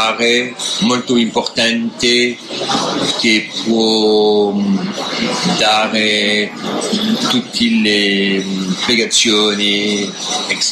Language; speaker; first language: Italian; non-native, fluent; French